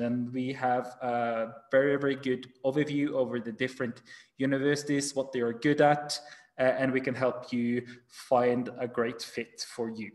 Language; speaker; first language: English; non-native, fluent; Norwegian